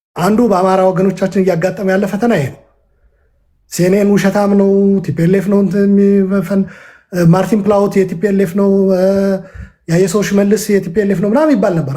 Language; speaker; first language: Amharic; non-native, local second language; Tigrinya